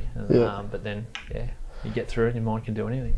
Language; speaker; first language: English; native; English